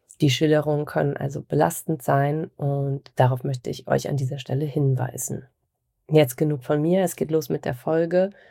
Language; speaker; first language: German; native; German